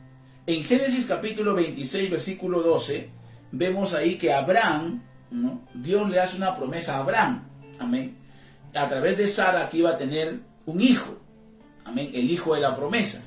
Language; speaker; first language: Spanish; native; Spanish